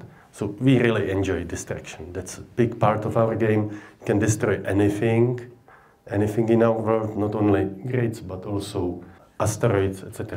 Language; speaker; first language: English; non-native, fluent; Czech